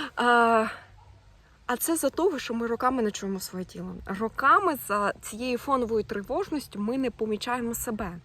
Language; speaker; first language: Ukrainian; non-native, local second language; Russian